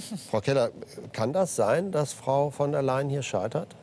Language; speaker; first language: German; native; German